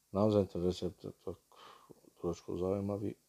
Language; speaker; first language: Slovak; non-native, learner; Arabic